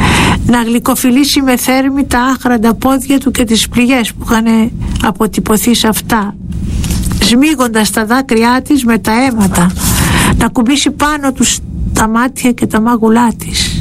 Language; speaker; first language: Greek; native; Greek